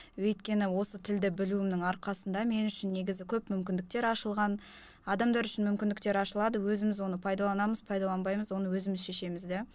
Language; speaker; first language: Kazakh; non-native, local second language; Russian